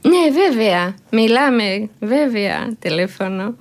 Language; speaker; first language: Greek; non-native, learner; Georgian